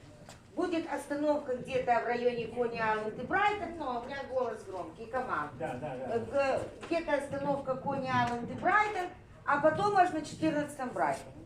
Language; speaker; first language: Russian; native; Russian